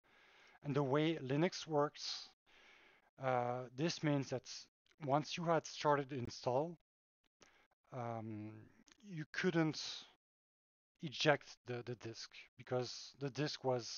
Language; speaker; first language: English; non-native, fluent; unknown